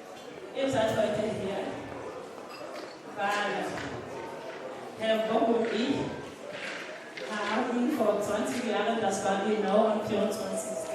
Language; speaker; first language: German; non-native, learner; French